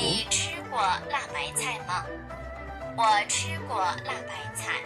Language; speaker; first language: Chinese; non-native, learner; Korean